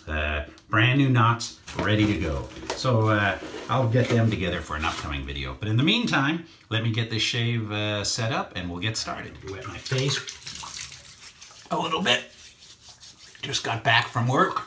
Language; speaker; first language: English; native; English